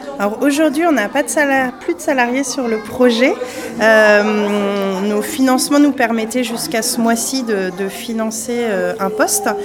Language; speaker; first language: French; native; French